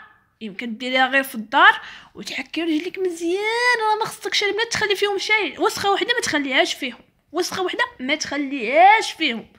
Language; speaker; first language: Arabic; native; Arabic